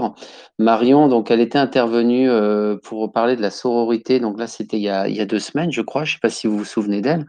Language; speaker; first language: French; native; French